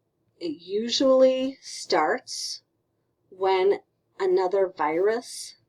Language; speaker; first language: English; native; English